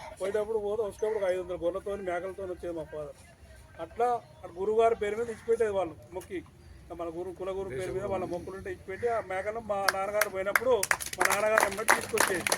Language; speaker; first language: Telugu; native; Telugu